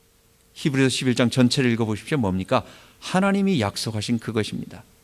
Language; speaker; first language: Korean; native; Korean